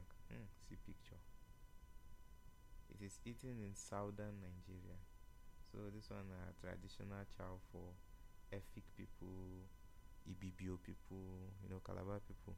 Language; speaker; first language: English; non-native, local second language; Igbo